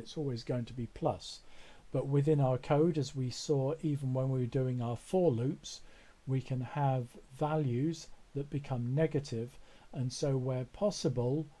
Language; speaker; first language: English; native; English